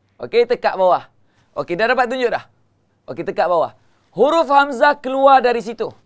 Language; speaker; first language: Malay; native; Malay